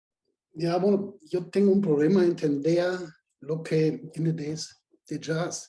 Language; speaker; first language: Spanish; non-native, fluent; German